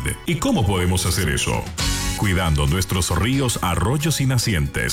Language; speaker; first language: Spanish; native; Spanish